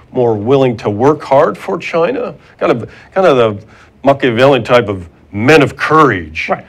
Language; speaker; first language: English; native; English